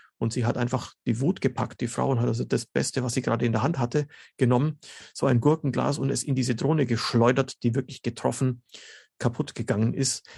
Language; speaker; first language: German; early bilingual, other home language; Slovenian